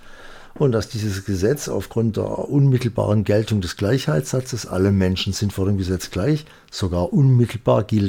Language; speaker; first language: German; native; German